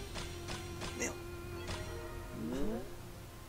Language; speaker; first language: Chinese; native; Chinese